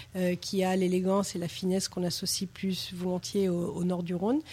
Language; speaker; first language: French; non-native, fluent; English